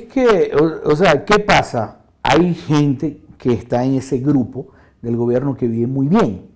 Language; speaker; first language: Spanish; native; Spanish